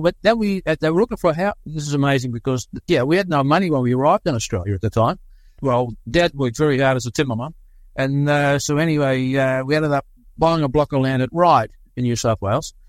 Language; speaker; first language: English; early bilingual, other home language; Dutch